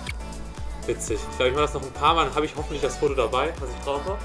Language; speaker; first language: German; native; German